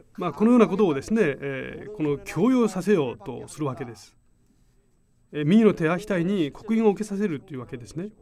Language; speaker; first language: Japanese; non-native, fluent; Korean